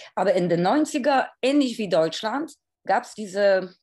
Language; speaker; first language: German; non-native, fluent; Polish